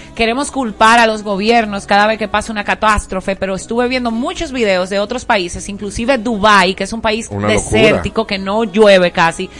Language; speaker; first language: Spanish; native; Spanish